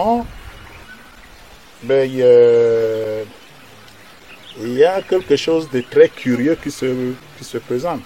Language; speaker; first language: French; non-native, local second language; Basaa